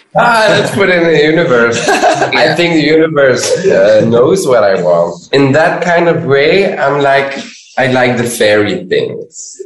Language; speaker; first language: English; non-native, fluent; Dutch